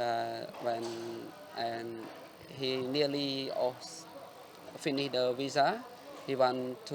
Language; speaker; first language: English; non-native, learner; Khmer